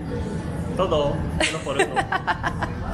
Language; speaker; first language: Spanish; non-native, fluent; Japanese